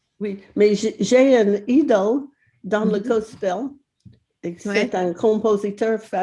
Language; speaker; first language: French; non-native, fluent; English